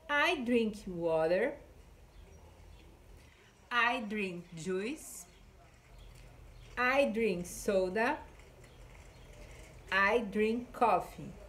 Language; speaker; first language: English; non-native, fluent; Portuguese